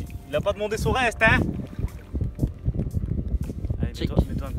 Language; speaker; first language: French; native; French